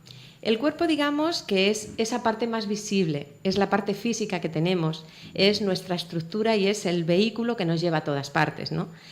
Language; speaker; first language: Spanish; native; Spanish